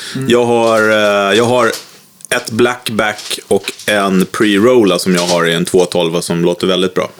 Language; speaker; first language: Swedish; native; Swedish